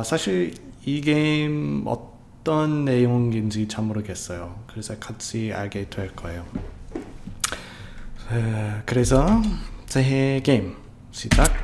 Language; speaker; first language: Korean; non-native, learner; English